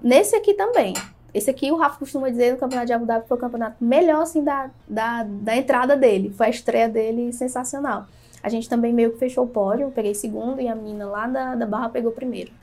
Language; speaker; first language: Portuguese; native; Portuguese